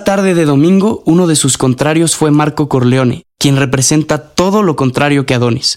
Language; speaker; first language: Spanish; native; Spanish